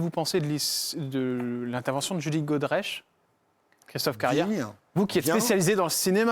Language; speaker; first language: French; native; French